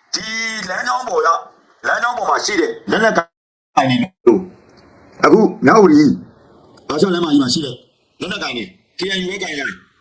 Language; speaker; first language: Burmese; native; Burmese